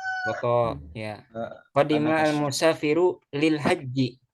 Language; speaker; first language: Arabic; non-native, fluent; Indonesian